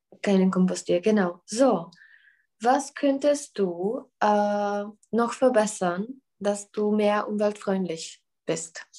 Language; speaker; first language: German; non-native, fluent; Czech